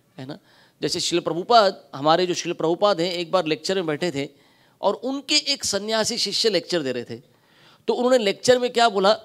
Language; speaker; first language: Hindi; non-native, local second language; Marathi